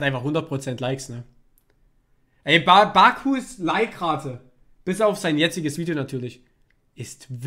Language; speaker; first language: German; native; German